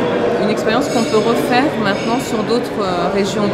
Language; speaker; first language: French; native; French